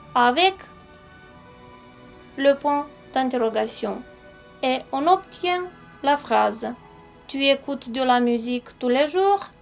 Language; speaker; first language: French; non-native, fluent; Romanian